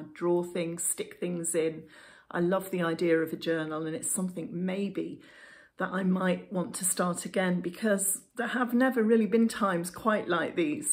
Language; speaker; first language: English; native; English